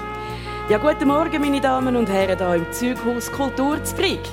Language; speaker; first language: German; native; German